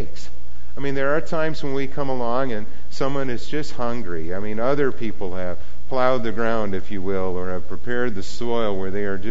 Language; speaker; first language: English; native; English